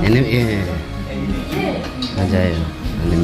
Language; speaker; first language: Korean; non-native, learner; Filipino